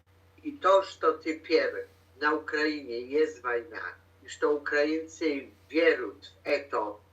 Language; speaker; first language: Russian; non-native, learner; Polish